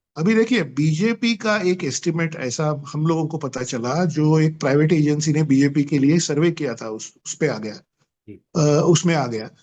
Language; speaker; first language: Hindi; non-native, local second language; Marathi